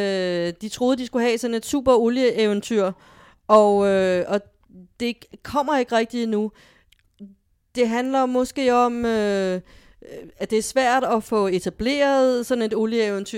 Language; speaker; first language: Danish; native; Danish